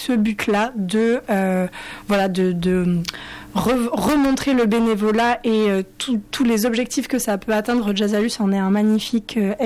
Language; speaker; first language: French; native; French